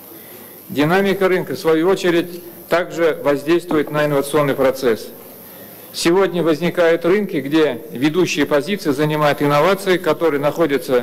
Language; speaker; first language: Russian; native; Russian